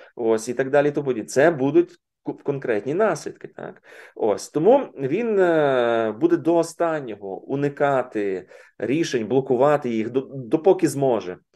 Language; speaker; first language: Ukrainian; native; Ukrainian